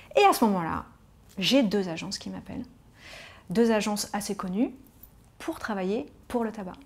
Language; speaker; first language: French; native; French